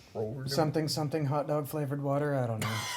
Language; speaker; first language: English; native; English